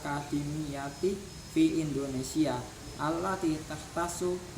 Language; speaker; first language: Arabic; non-native, learner; Indonesian